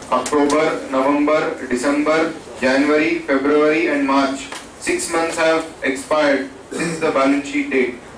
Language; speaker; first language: English; non-native, local second language; Telugu